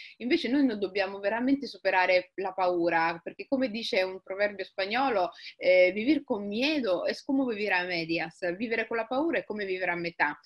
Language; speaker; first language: Italian; early bilingual, other home language; Somali